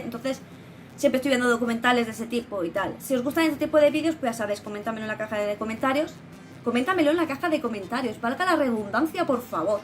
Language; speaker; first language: Spanish; native; Spanish